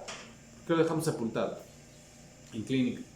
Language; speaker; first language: Spanish; native; Spanish